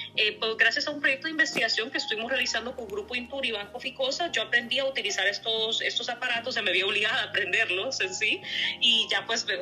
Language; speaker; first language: Spanish; native; Spanish